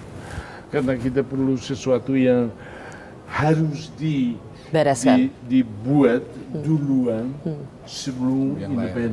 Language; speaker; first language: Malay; non-native, fluent; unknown